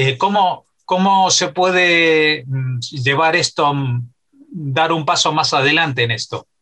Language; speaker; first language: Spanish; native; Spanish